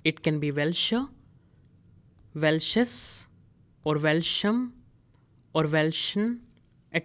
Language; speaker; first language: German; non-native, fluent; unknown